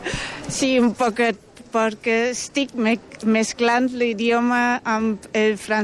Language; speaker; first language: Catalan; non-native, learner; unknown